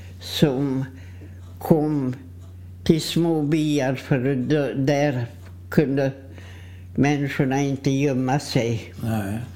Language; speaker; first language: Swedish; non-native, fluent; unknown